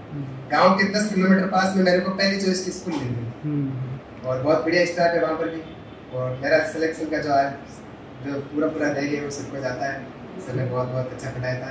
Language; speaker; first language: Hindi; non-native, local second language; Marwari